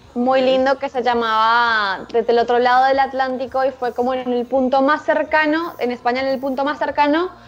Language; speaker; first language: Spanish; native; Spanish